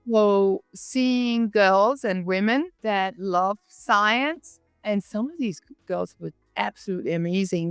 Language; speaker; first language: English; non-native, fluent; Danish